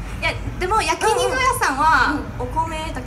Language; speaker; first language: Japanese; non-native, fluent; Chinese